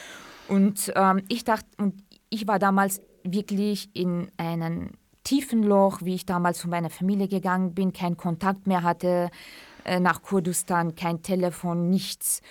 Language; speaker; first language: German; early bilingual, other home language; Central Kurdish